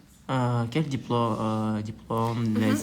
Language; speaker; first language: French; non-native, learner; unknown